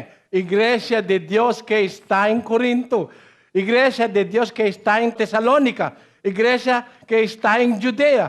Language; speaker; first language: Portuguese; non-native, learner; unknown